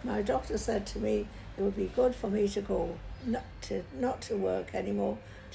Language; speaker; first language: English; native; English